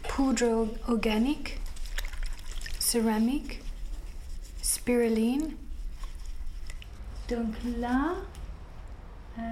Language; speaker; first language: French; non-native, fluent; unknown